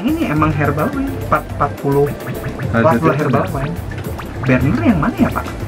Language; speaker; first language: Indonesian; native; Indonesian